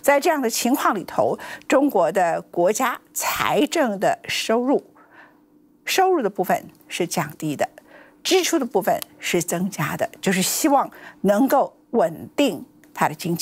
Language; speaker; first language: Chinese; native; Chinese